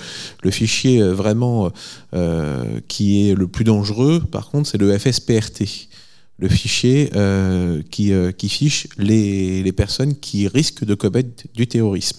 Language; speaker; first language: French; native; French